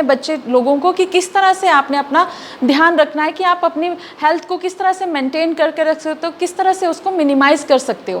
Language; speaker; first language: Hindi; non-native, local second language; Punjabi